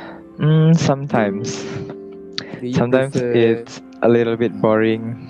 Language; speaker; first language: English; non-native, learner; Indonesian